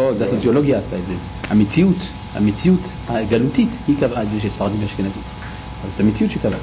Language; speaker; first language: Hebrew; native; Hebrew